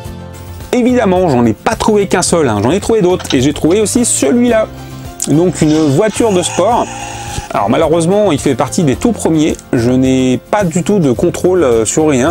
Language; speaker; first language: French; native; French